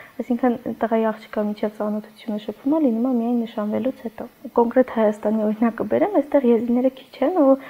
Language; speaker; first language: Armenian; non-native, local second language; Kurdish